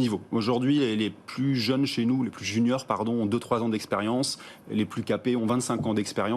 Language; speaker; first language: French; native; French